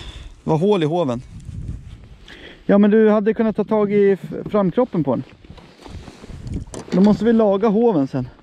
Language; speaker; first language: Swedish; native; Swedish